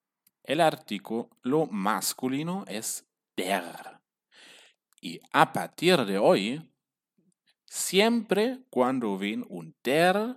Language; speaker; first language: Spanish; non-native, fluent; German